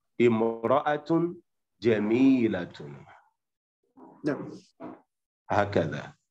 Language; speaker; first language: Arabic; non-native, fluent; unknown